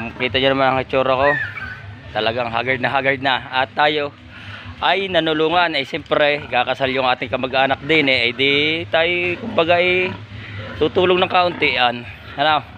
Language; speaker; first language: Filipino; native; Filipino